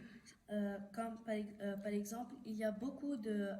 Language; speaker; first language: French; non-native, local second language; Arabic